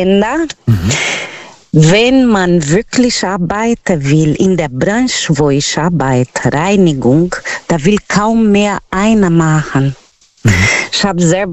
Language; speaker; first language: German; non-native, local second language; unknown